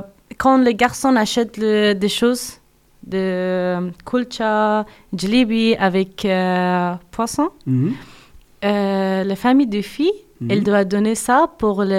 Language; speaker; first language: French; non-native, learner; Persian